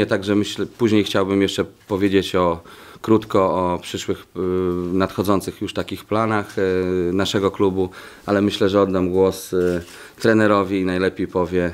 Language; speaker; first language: Polish; native; Polish